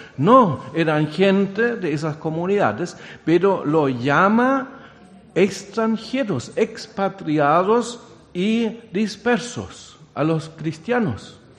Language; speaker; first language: Spanish; non-native, fluent; German